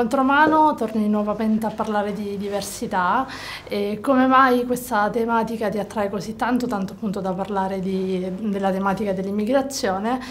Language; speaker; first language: Italian; native; Italian